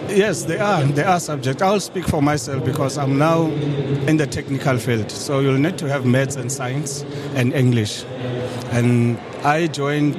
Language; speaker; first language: English; non-native, local second language; Northern Sotho